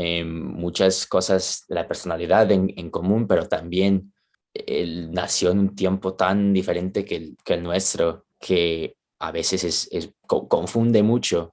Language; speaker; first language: Spanish; early bilingual, heritage; Spanish